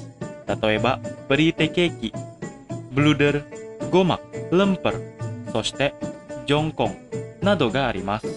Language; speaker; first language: Japanese; non-native, fluent; Indonesian